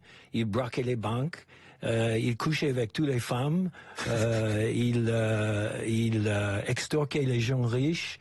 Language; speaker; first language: French; non-native, fluent; English